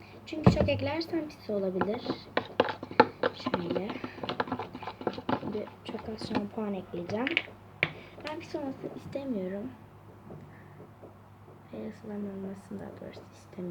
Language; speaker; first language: Turkish; native; Turkish